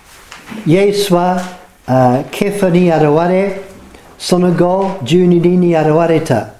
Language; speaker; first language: Japanese; non-native, fluent; English